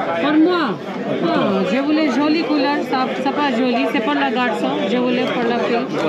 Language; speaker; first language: French; non-native, learner; Hindi